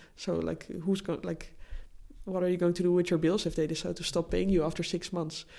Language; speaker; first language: English; non-native, fluent; Dutch